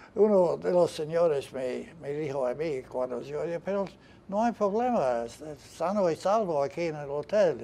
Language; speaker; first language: Spanish; non-native, fluent; English